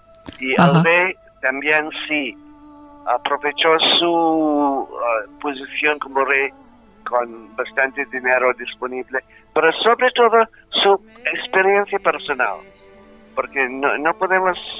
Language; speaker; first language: Spanish; non-native, fluent; English